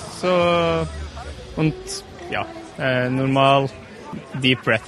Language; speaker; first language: German; non-native, learner; Norwegian